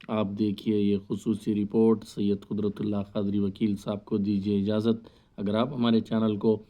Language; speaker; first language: Urdu; native; Urdu